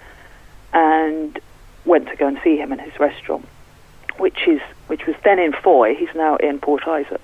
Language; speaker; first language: English; native; English